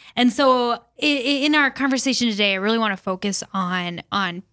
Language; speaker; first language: English; native; English